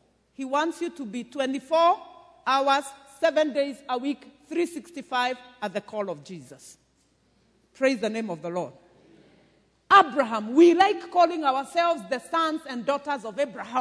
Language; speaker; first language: English; non-native, local second language; Kikuyu